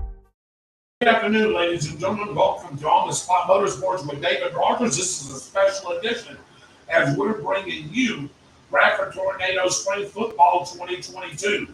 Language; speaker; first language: English; native; English